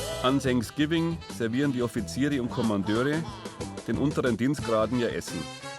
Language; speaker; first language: German; native; German